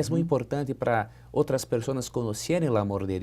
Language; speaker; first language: Spanish; non-native, fluent; Portuguese